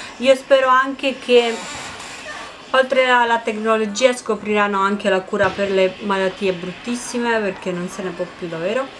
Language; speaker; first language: Italian; non-native, fluent; Romanian